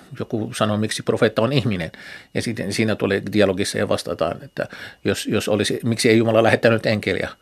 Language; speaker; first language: Finnish; non-native, fluent; Arabic